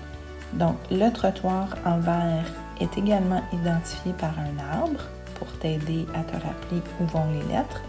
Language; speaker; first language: French; native; French